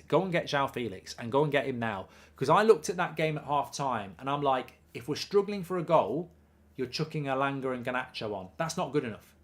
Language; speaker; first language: English; native; English